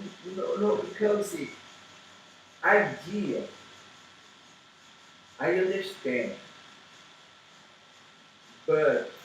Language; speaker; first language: English; non-native, learner; Portuguese